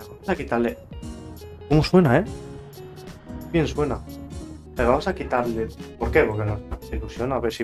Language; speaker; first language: Spanish; native; Spanish